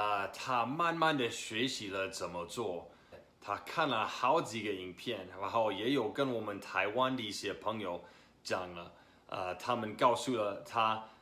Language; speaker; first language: Chinese; non-native, fluent; English